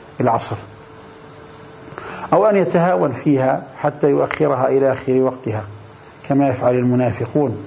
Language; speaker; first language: Arabic; native; Arabic